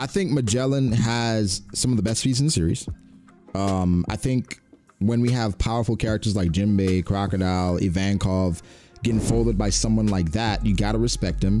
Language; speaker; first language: English; native; English